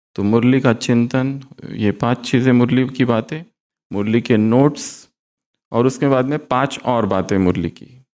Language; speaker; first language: Hindi; native; Hindi